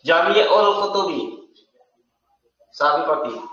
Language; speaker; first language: Arabic; non-native, fluent; Indonesian